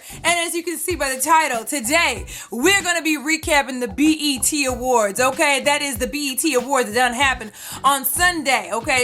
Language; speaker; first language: English; native; English